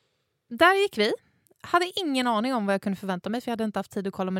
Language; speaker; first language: Swedish; native; Swedish